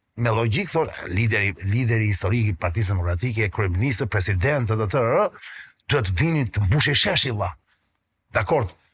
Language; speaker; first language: Albanian; non-native, local second language; Greek